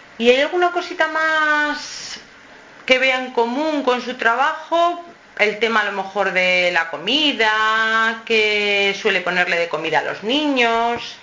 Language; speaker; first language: Spanish; native; Spanish